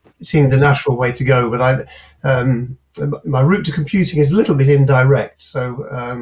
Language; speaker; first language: English; native; English